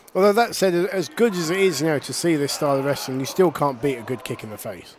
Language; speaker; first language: English; native; English